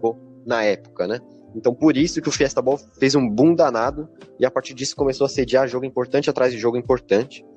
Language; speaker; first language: Portuguese; native; Portuguese